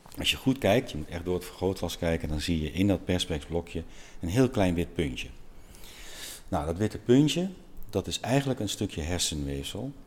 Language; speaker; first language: Dutch; native; Dutch